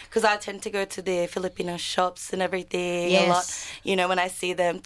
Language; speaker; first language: English; native; English